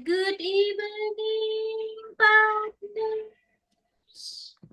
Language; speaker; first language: English; non-native, fluent; Indonesian